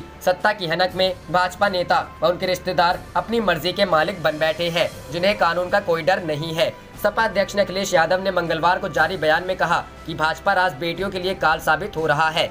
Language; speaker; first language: Hindi; native; Hindi